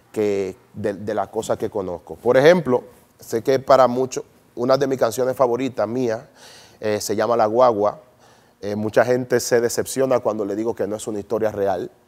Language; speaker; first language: Spanish; native; Spanish